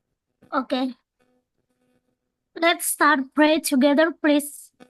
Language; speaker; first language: English; non-native, learner; Indonesian